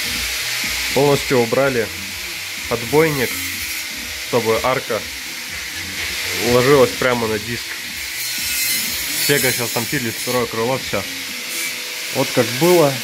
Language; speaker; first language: Russian; native; Russian